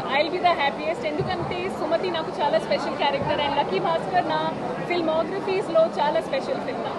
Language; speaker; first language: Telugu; non-native, learner; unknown